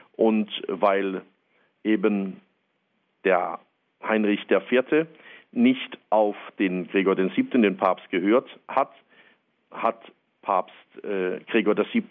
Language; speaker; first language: German; native; German